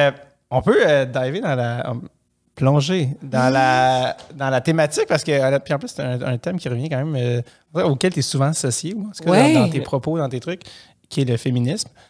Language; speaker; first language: French; native; French